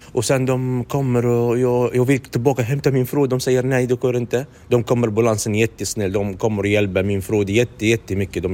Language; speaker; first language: Swedish; non-native, learner; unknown